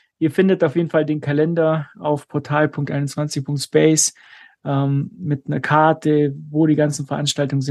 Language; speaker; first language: German; native; German